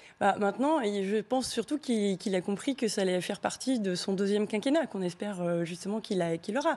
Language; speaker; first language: French; native; French